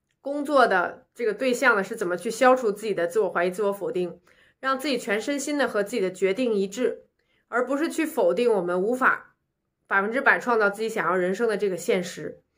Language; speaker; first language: Chinese; native; Chinese